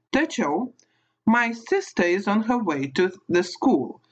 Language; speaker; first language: English; non-native, fluent; Lithuanian